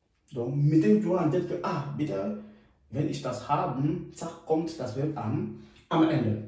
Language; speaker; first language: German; non-native, fluent; French